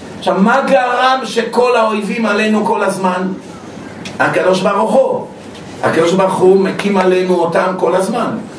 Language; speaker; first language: Hebrew; native; Hebrew